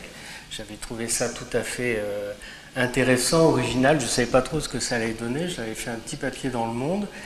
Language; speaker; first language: French; native; French